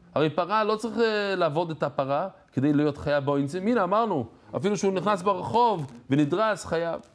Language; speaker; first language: Hebrew; non-native, fluent; English